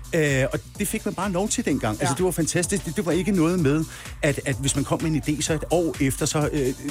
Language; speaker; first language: Danish; native; Danish